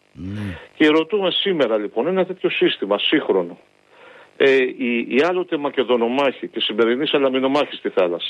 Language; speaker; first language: Greek; native; Greek